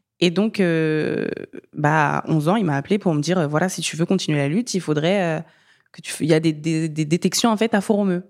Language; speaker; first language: French; early bilingual, other home language; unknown